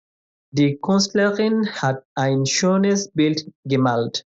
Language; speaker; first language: German; non-native, fluent; Bangla